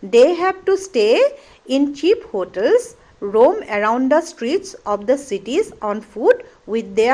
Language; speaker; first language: English; non-native, local second language; Assamese